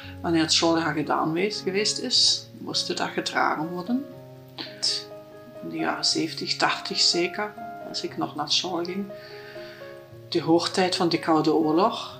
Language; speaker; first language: Dutch; non-native, fluent; German